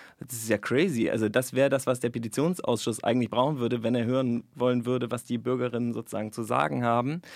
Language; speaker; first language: German; native; German